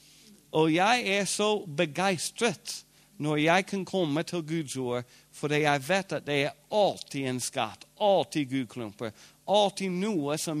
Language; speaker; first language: Swedish; non-native, fluent; English